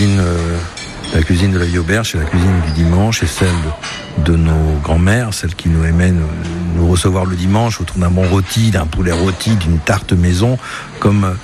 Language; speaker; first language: French; native; French